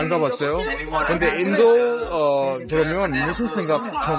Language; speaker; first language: Korean; non-native, learner; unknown